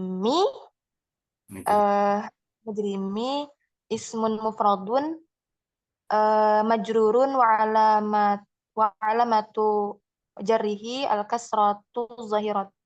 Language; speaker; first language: Arabic; non-native, learner; Indonesian